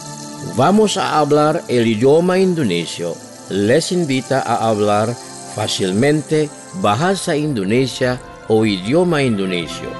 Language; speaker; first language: Spanish; non-native, fluent; Indonesian